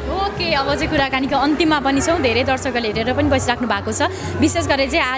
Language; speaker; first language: Nepali; native; Nepali